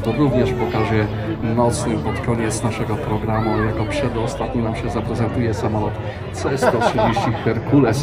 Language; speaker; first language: Polish; native; Polish